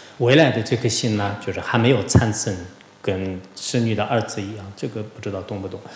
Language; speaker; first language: Chinese; non-native, local second language; Tibetan